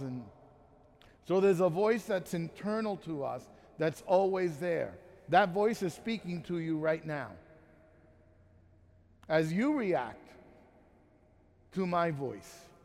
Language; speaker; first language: English; native; English